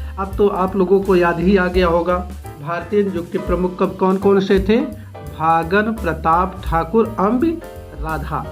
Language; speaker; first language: Hindi; native; Hindi